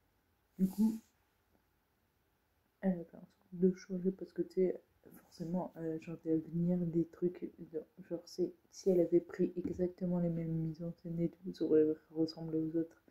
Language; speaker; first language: French; native; French